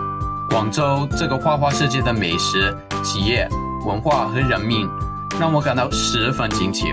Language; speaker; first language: Chinese; non-native, fluent; English